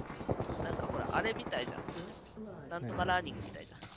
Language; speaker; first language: Japanese; native; Japanese